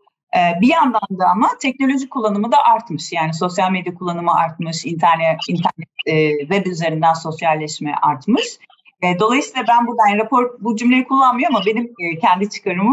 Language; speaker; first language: Turkish; native; Turkish